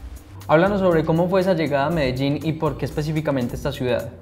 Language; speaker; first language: Spanish; native; Spanish